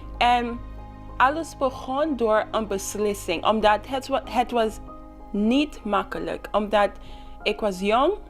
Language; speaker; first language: Dutch; non-native, local second language; Papiamento